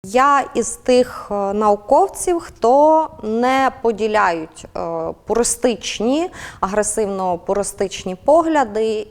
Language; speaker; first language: Ukrainian; native; Ukrainian